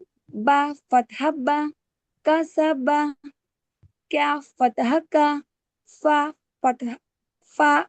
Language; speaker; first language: Arabic; non-native, learner; Telugu